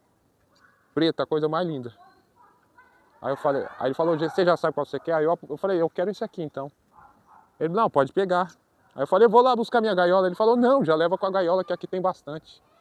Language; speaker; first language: Portuguese; native; Portuguese